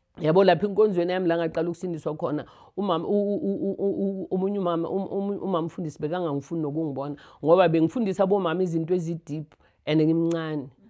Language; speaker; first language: Zulu; native; Zulu